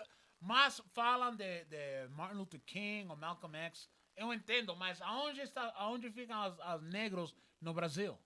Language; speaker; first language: Portuguese; non-native, learner; Spanish